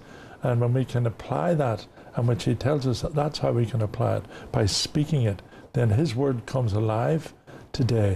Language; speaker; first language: English; native; English